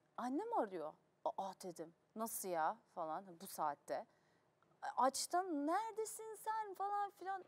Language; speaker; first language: Turkish; native; Turkish